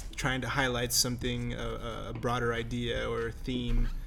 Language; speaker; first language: English; native; English